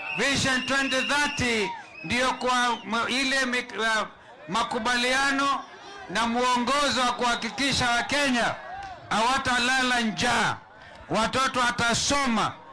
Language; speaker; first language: Swahili; non-native, local second language; Kamba